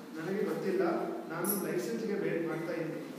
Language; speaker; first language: Kannada; non-native, learner; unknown